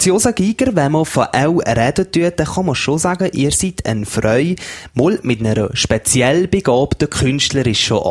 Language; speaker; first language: German; native; German